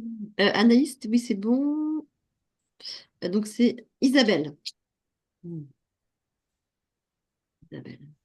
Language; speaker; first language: French; native; French